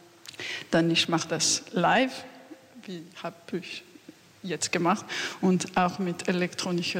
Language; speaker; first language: German; non-native, learner; French